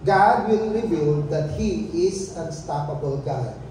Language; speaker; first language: English; non-native, local second language; Filipino